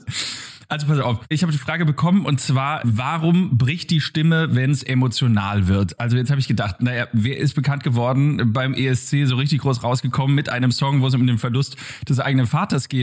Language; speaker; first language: German; native; German